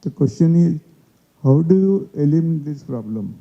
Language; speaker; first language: English; non-native, local second language; Marathi